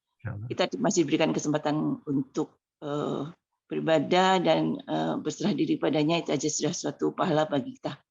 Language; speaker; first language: Indonesian; native; Indonesian